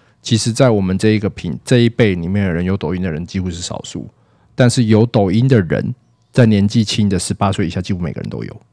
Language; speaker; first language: Chinese; native; Chinese